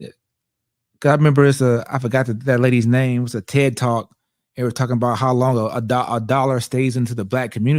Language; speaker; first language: English; native; English